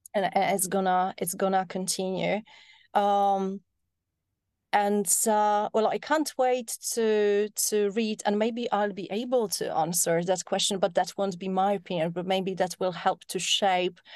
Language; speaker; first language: English; non-native, fluent; Polish